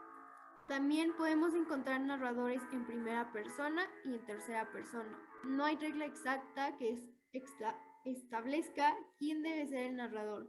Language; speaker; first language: Spanish; native; Spanish